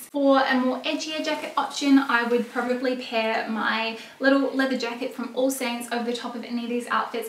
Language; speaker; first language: English; native; English